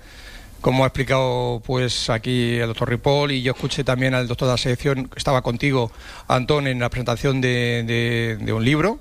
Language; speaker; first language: Spanish; native; Spanish